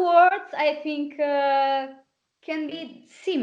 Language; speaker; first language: English; non-native, fluent; Italian